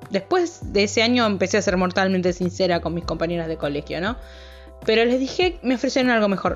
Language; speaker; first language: Spanish; native; Spanish